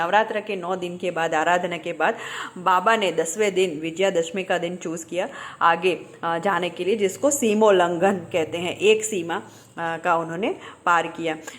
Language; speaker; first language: Hindi; non-native, local second language; Gujarati